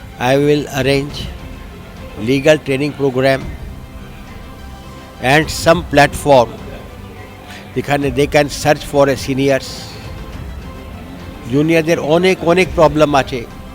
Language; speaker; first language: English; non-native, local second language; Bangla